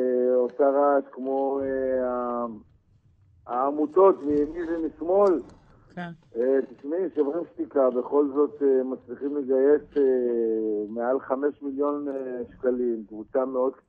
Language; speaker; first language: Hebrew; native; Hebrew